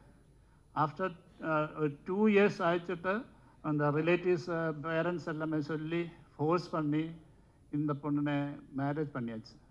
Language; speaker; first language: Tamil; non-native, learner; Malayalam